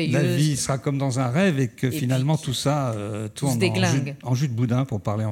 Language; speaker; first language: French; native; French